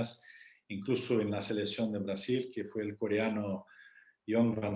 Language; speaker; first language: Spanish; non-native, fluent; Portuguese